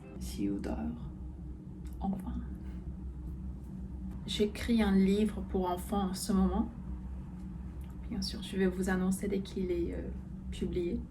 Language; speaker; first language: French; non-native, fluent; Korean